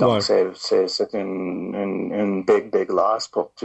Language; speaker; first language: French; non-native, fluent; English